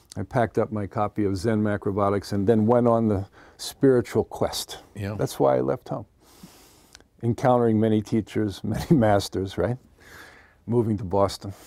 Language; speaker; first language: English; native; English